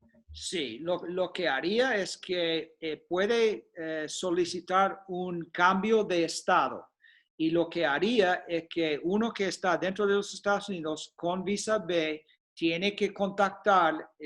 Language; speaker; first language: Spanish; non-native, fluent; English